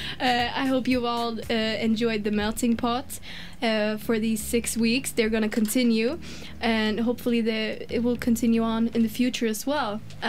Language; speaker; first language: English; non-native, fluent; Swedish